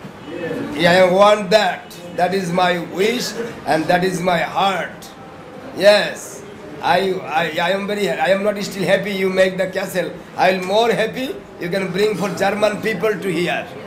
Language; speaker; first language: English; non-native, local second language; Bangla